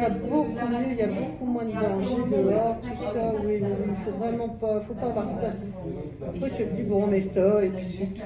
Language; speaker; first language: French; native; French